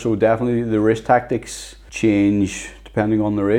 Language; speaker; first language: English; native; English